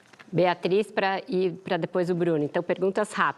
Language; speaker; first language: Portuguese; native; Portuguese